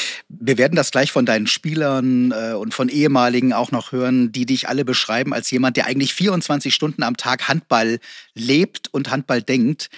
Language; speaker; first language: German; native; German